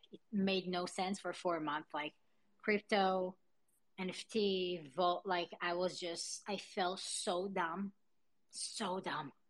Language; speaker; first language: English; early bilingual, other home language; Hebrew